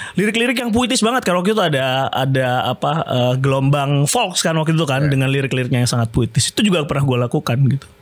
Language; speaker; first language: Indonesian; native; Indonesian